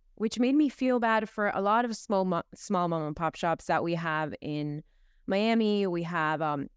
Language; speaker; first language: English; early bilingual, other home language; Spanish